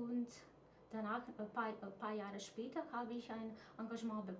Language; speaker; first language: German; non-native, fluent; Macedonian